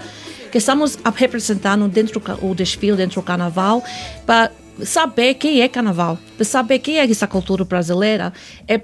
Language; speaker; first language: Portuguese; non-native, fluent; English